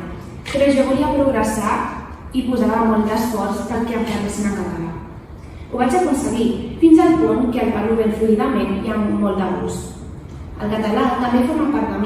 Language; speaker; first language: Catalan; non-native, local second language; Spanish